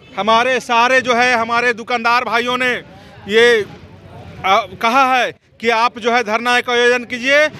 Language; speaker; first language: Hindi; native; Hindi